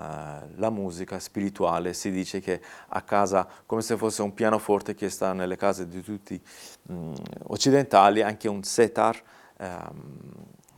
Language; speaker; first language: Italian; non-native, fluent; Persian